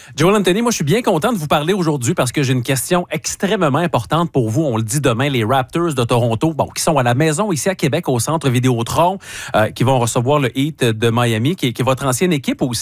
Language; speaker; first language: French; native; French